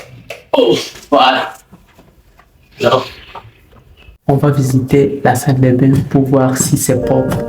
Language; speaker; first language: French; non-native, local second language; Rundi